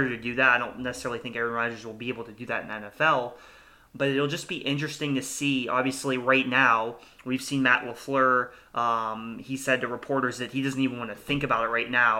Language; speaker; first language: English; native; English